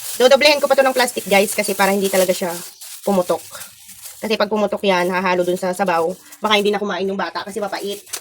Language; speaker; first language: Filipino; non-native, local second language; Iloko